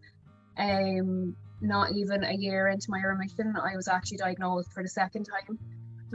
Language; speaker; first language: English; native; English